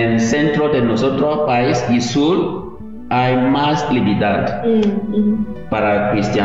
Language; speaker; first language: Spanish; non-native, learner; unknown